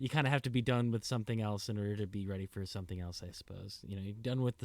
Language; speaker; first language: English; native; English